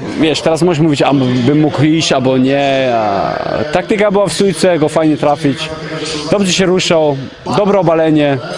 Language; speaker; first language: Polish; early bilingual, heritage; Polish